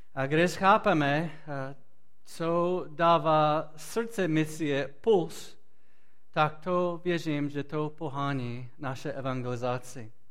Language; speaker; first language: Czech; non-native, fluent; English